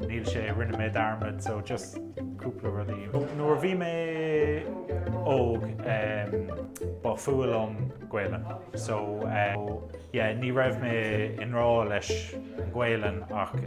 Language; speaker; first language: Irish; non-native, local second language; English